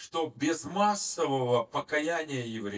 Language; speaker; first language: Polish; non-native, learner; Russian